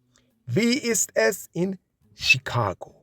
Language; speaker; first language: German; non-native, fluent; English